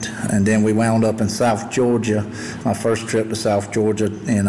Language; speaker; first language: English; native; English